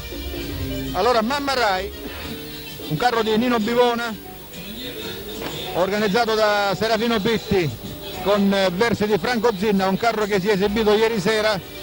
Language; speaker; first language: Italian; native; Italian